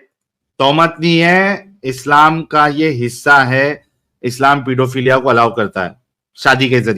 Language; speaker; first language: Hindi; native; Hindi